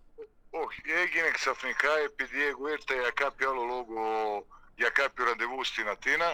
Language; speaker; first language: Greek; non-native, fluent; Serbian